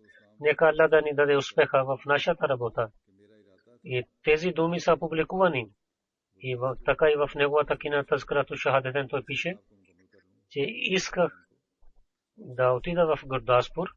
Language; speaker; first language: Bulgarian; non-native, learner; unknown